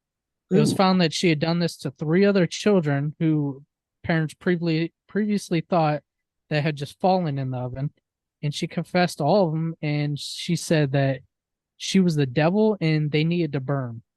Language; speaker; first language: English; native; English